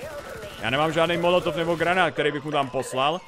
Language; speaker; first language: Czech; native; Czech